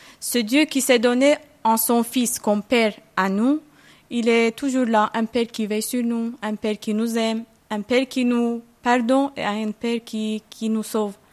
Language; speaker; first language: French; non-native, fluent; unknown